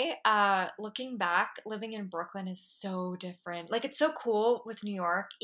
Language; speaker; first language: English; native; English